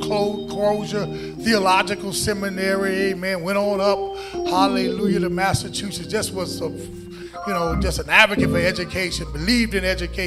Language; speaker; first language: English; native; English